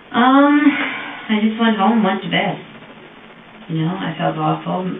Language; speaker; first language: English; native; English